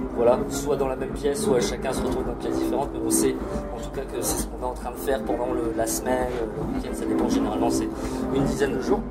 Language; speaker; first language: French; native; French